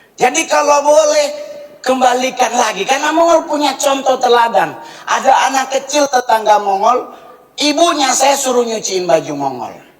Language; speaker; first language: Indonesian; native; Indonesian